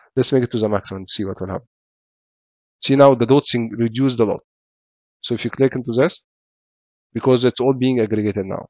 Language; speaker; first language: English; non-native, fluent; Arabic